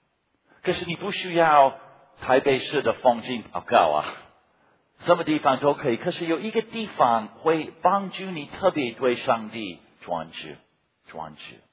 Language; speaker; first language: Chinese; non-native, fluent; English